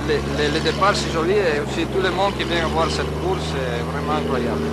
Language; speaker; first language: French; non-native, fluent; Italian